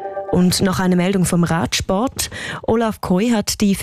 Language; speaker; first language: German; native; German